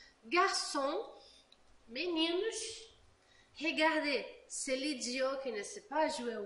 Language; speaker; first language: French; non-native, fluent; Portuguese